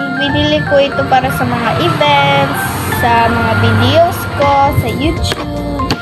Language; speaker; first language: Filipino; non-native, local second language; Cebuano